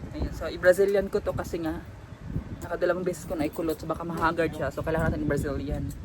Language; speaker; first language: Filipino; non-native, local second language; Cebuano